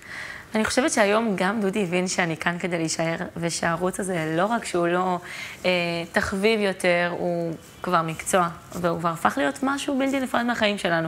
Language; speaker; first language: Hebrew; native; Hebrew